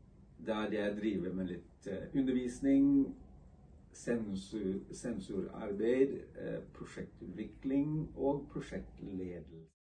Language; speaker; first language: Norwegian; non-native, fluent; English